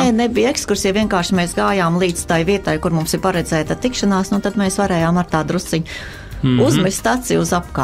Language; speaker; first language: Latvian; native; Latvian